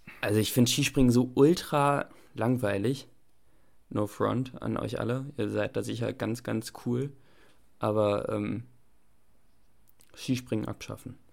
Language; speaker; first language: German; native; German